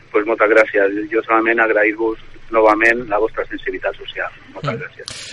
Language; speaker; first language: Catalan; non-native, local second language; Spanish